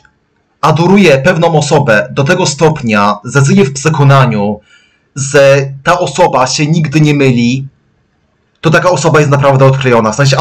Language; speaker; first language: Polish; native; Polish